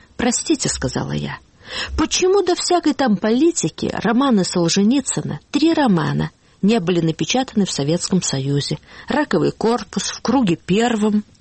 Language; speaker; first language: Russian; native; Russian